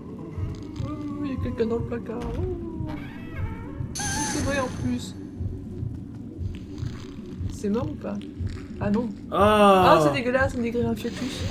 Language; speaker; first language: French; native; French